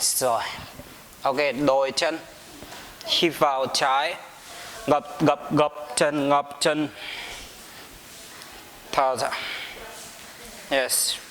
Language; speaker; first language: Vietnamese; non-native, learner; Hindi